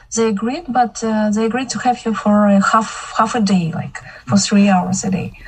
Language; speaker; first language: English; non-native, fluent; Kazakh